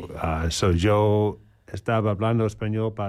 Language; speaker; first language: Spanish; non-native, learner; English